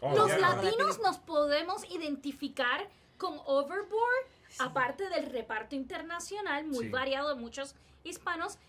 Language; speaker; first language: Spanish; native; Spanish